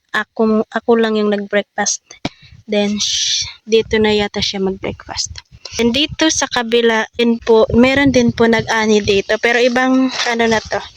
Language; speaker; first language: Filipino; non-native, local second language; Cebuano